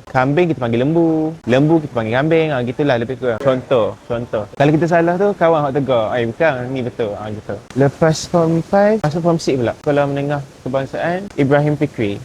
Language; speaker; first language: Malay; early bilingual, other home language; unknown